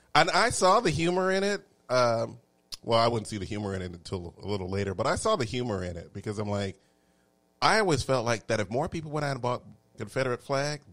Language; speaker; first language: English; native; English